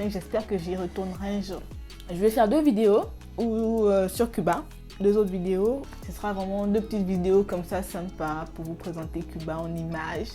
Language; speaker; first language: French; native; French